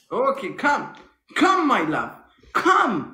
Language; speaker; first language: English; non-native, learner; Persian